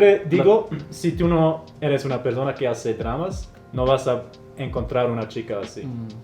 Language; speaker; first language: Spanish; non-native, fluent; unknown